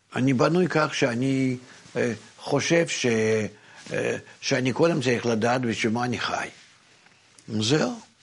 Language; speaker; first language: Hebrew; non-native, fluent; Russian